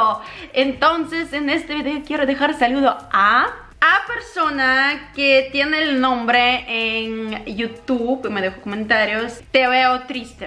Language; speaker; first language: Spanish; non-native, fluent; Ukrainian